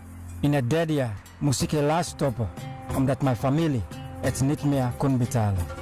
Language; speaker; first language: Dutch; non-native, fluent; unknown